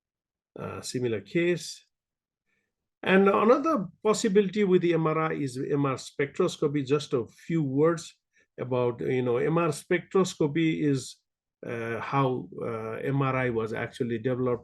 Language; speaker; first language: English; non-native, local second language; Nepali